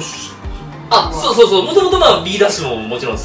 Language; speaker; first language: Japanese; native; Japanese